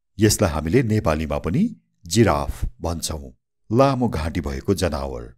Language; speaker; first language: Nepali; native; Nepali